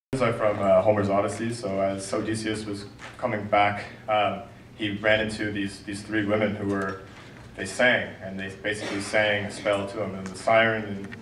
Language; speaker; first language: English; native; English